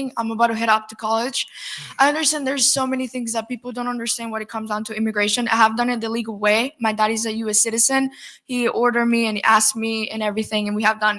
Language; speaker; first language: English; non-native, fluent; Spanish